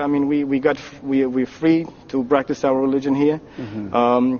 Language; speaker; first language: English; non-native, fluent; Arabic